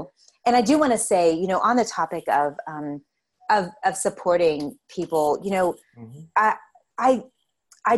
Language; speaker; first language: English; native; English